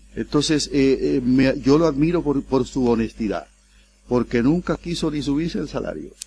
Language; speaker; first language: Spanish; native; Spanish